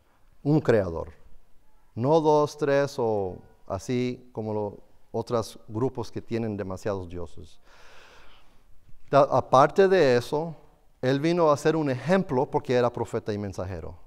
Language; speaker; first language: Spanish; non-native, fluent; English